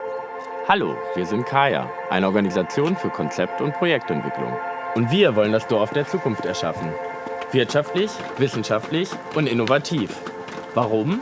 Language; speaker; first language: German; native; German